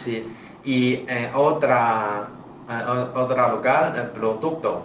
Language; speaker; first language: Spanish; non-native, learner; Chinese